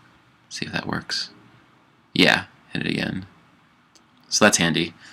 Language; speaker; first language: English; native; English